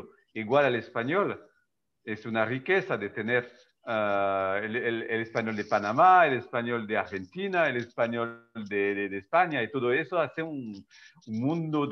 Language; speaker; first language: Spanish; non-native, fluent; French